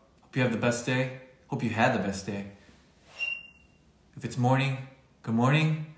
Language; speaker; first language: English; early bilingual, other home language; Korean